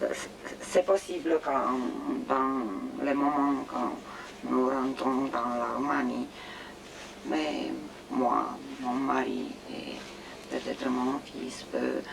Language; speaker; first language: French; non-native, fluent; Romanian